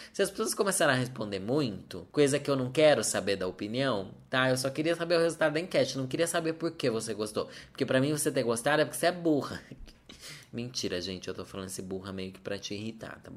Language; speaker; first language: Portuguese; native; Portuguese